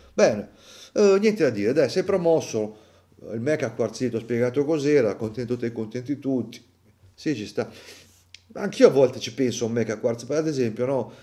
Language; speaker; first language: Italian; native; Italian